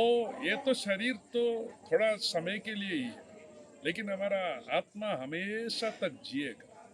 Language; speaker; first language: Hindi; non-native, local second language; Malayalam